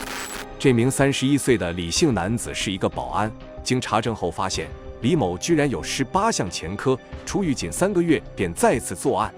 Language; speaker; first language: Chinese; native; Chinese